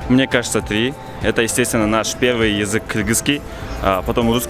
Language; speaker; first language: Russian; non-native, local second language; Kyrgyz